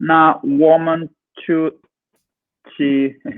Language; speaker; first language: Chinese; non-native, learner; English